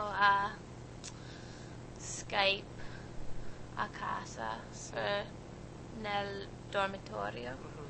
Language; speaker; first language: Italian; non-native, learner; English